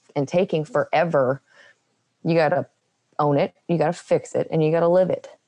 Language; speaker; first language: English; native; English